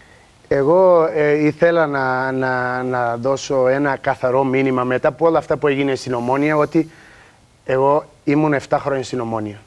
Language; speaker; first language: Greek; non-native, learner; Portuguese